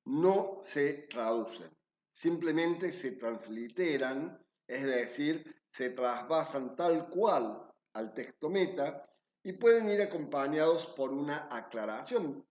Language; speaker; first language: Spanish; native; Spanish